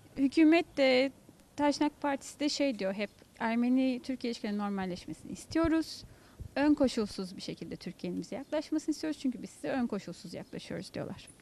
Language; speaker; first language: Turkish; native; Turkish